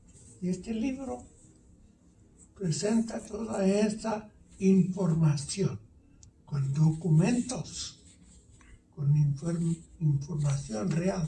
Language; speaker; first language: Spanish; early bilingual, heritage; Spanish